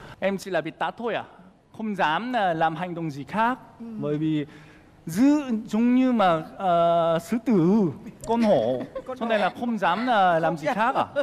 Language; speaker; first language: Vietnamese; non-native, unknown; Korean